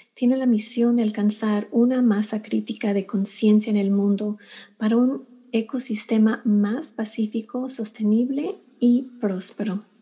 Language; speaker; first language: Spanish; early bilingual, heritage; Spanish